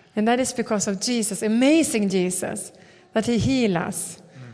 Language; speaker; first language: English; non-native, fluent; Swedish